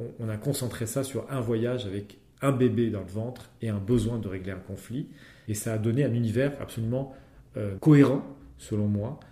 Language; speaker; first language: French; non-native, local second language; Arabic